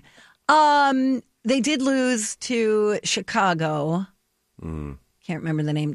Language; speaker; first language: English; native; English